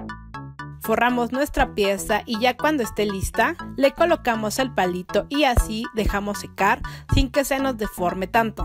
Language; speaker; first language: Spanish; native; Spanish